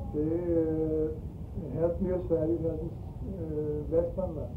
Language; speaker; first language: Swedish; early bilingual, heritage; Swedish